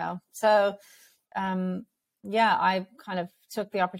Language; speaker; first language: English; early bilingual, other home language; Ukrainian